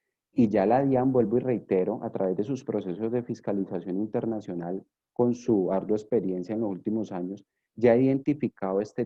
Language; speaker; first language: Spanish; native; Spanish